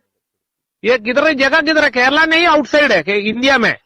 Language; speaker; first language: Hindi; non-native, local second language; Malayalam